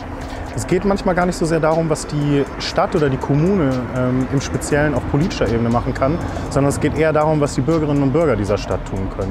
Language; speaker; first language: German; native; German